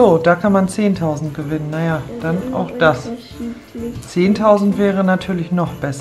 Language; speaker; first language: German; native; German